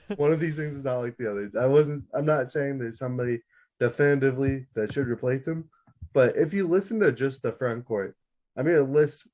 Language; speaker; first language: English; native; English